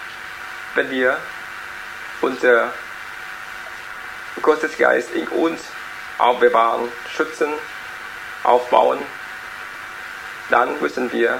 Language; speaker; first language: German; non-native, learner; Vietnamese